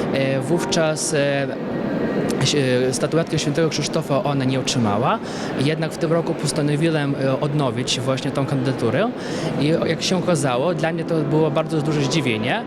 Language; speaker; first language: Polish; native; Polish